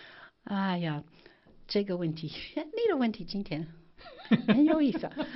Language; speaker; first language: Chinese; non-native, fluent; English